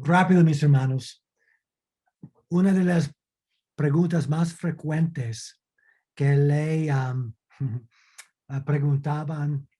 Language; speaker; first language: Spanish; non-native, fluent; English